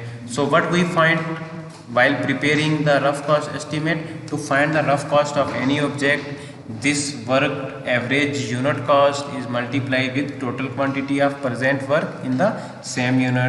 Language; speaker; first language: English; non-native, local second language; Hindi